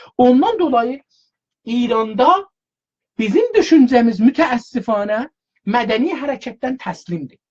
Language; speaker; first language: Azerbaijani; native; Azerbaijani